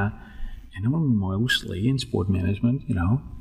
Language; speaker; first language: English; non-native, fluent; Dutch